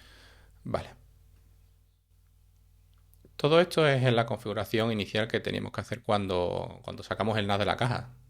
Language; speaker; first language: Spanish; native; Spanish